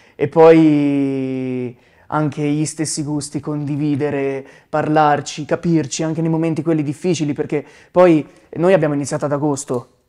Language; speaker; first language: Italian; native; Italian